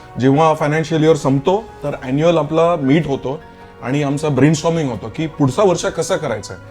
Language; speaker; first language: Marathi; non-native, local second language; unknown